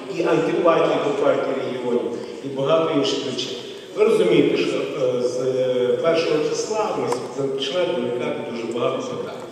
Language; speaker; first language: Ukrainian; native; Ukrainian